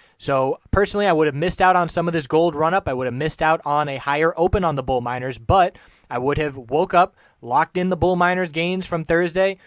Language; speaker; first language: English; native; English